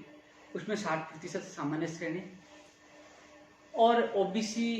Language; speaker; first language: Hindi; native; Hindi